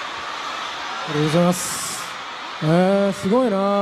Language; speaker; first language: Japanese; non-native, fluent; Korean